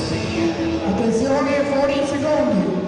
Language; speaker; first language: Italian; native; Italian